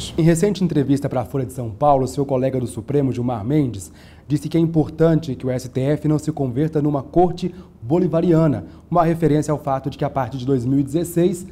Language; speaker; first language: Portuguese; native; Portuguese